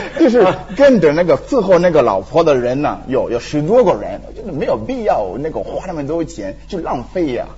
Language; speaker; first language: Chinese; non-native, fluent; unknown